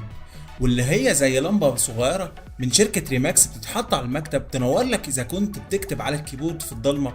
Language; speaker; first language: Arabic; native; Arabic